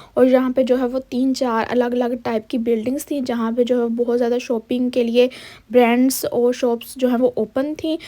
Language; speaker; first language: Urdu; native; Urdu